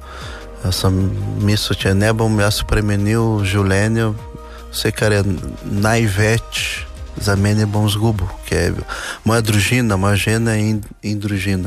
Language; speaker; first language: Slovenian; non-native, learner; Portuguese